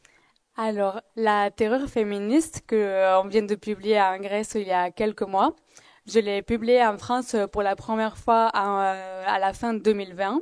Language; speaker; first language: French; native; French